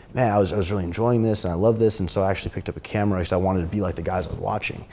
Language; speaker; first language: English; native; English